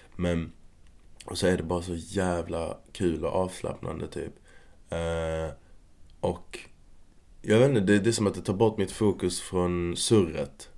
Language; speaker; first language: Swedish; early bilingual, other home language; Arabic